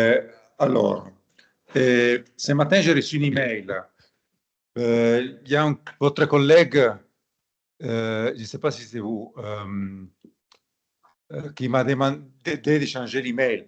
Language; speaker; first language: French; non-native, fluent; Italian